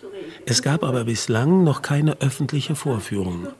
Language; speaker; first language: German; native; German